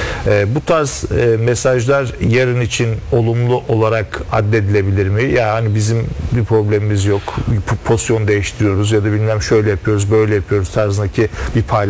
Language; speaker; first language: Turkish; native; Turkish